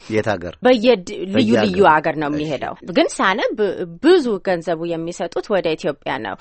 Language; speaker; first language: Amharic; early bilingual, heritage; Amharic